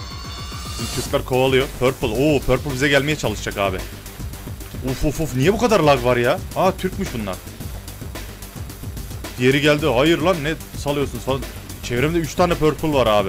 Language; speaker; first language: Turkish; native; Turkish